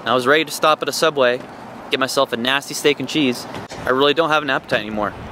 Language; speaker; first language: English; native; English